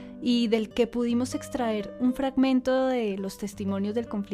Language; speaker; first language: Spanish; native; Spanish